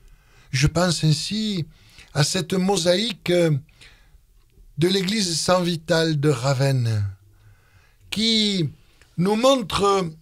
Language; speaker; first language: French; native; French